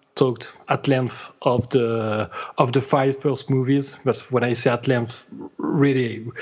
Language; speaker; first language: English; non-native, fluent; French